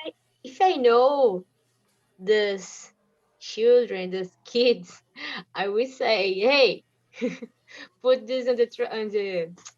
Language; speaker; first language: English; non-native, learner; Portuguese